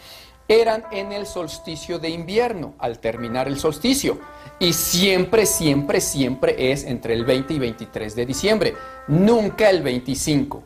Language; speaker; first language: Spanish; native; Spanish